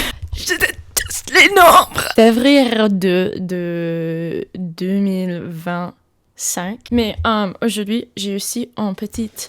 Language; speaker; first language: French; non-native, learner; English